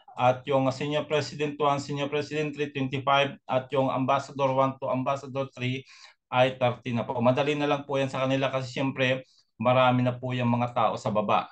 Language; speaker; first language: Filipino; native; Filipino